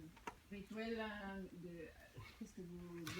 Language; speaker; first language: French; non-native, fluent; Spanish